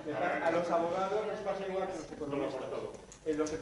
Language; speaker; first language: Spanish; native; Spanish